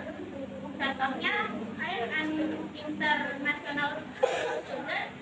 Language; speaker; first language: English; non-native, learner; Indonesian